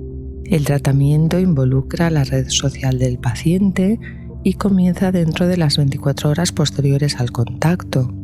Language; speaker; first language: Spanish; native; Spanish